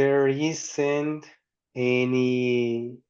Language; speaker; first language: English; non-native, learner; Spanish